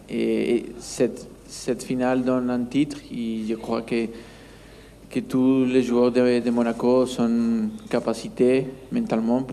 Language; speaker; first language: French; non-native, learner; Spanish